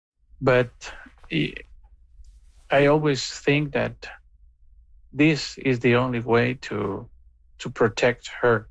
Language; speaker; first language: English; non-native, fluent; Spanish